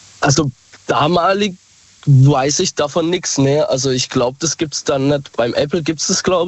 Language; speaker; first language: German; native; German